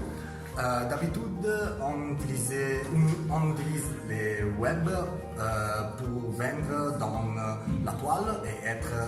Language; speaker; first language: French; non-native, learner; Italian